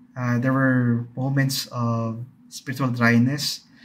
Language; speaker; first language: English; non-native, local second language; Bikol